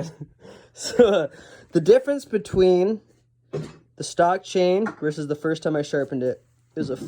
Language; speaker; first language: English; native; English